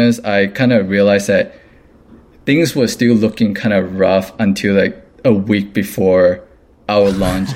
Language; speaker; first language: English; non-native, local second language; Cantonese